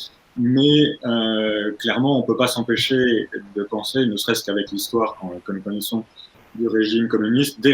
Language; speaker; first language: French; native; French